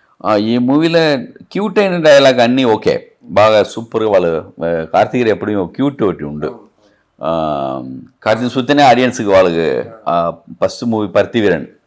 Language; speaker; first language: Telugu; non-native, learner; Tamil